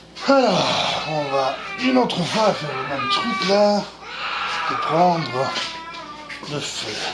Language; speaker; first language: French; non-native, fluent; Spanish